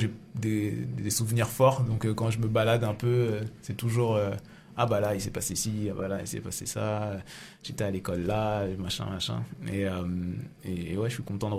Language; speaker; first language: French; native; French